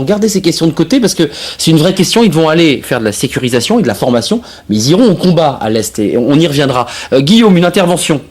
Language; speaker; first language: French; native; French